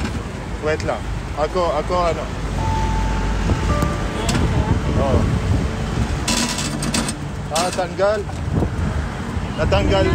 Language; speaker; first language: Filipino; non-native, learner; Arabic